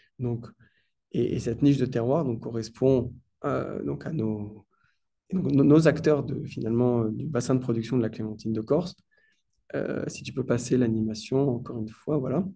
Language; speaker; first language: French; native; French